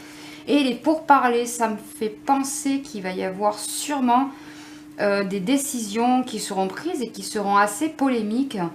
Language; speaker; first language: French; native; French